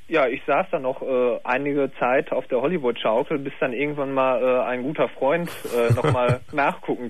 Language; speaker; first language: German; native; German